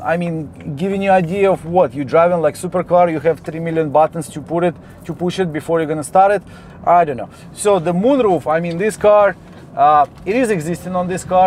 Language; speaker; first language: English; non-native, fluent; Russian